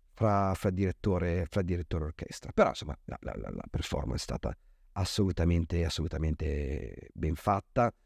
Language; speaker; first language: Italian; native; Italian